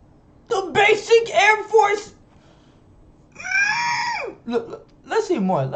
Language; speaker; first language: English; native; English